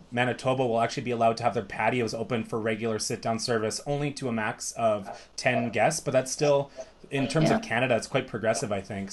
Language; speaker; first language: English; native; English